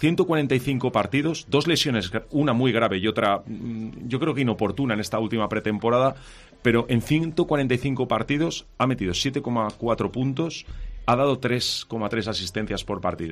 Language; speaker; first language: Spanish; native; Spanish